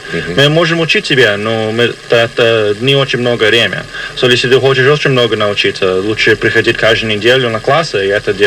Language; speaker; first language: Russian; early bilingual, heritage; Russian